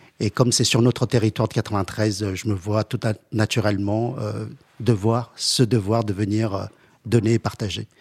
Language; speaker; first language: French; early bilingual, other home language; Chinese